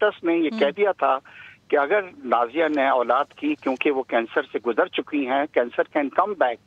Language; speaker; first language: Urdu; native; Urdu